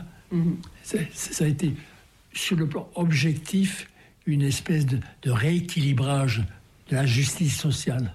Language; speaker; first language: French; native; French